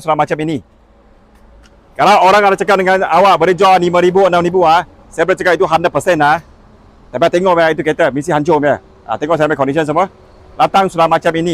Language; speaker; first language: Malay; non-native, local second language; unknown